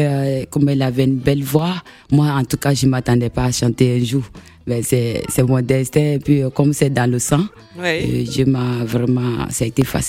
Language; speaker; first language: French; non-native, local second language; Mandingo